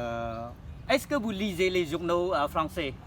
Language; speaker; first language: French; non-native, fluent; Khmer